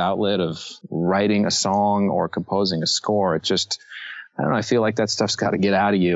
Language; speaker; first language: English; native; English